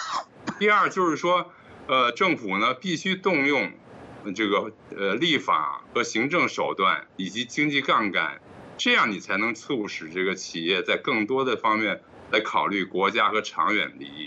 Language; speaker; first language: Chinese; native; Chinese